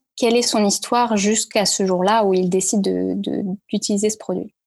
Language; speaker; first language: French; native; French